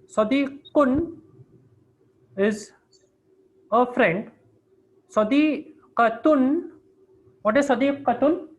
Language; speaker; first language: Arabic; non-native, fluent; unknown